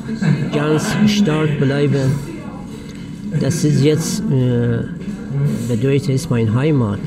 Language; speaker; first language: German; non-native, learner; Persian